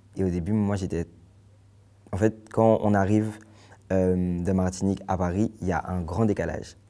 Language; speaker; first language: French; native; French